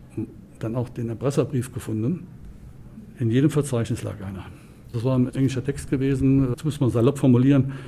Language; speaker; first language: German; native; German